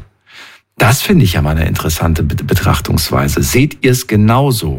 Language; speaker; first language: German; native; German